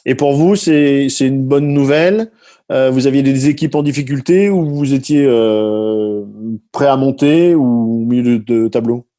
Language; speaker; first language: French; native; French